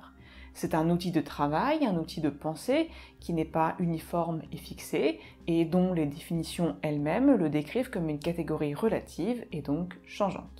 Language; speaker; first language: French; native; French